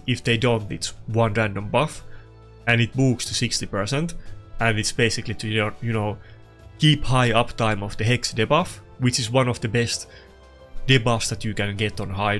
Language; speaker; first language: English; non-native, fluent; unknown